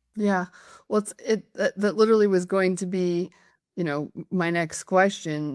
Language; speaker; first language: English; native; English